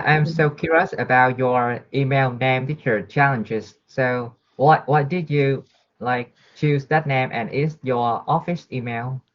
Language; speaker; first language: English; non-native, learner; Vietnamese